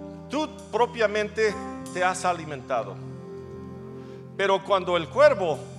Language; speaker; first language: Spanish; non-native, fluent; English